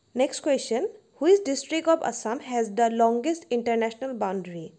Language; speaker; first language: English; non-native, local second language; Assamese